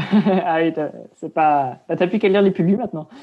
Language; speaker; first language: French; native; French